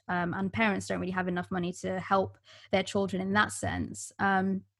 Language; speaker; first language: English; native; English